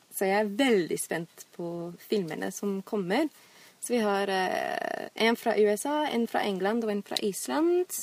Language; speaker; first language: Norwegian; non-native, fluent; English